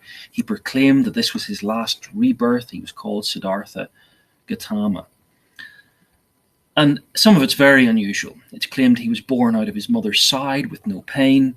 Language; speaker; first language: English; native; English